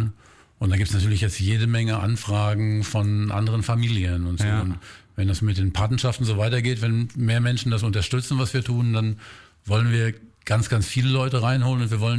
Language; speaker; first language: German; native; German